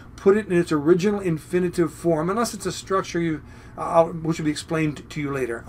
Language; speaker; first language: English; native; English